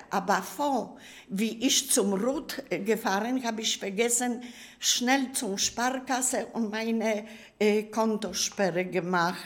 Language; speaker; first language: German; non-native, learner; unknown